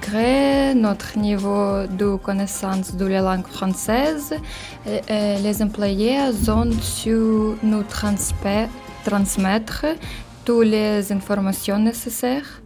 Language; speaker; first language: French; non-native, learner; Ukrainian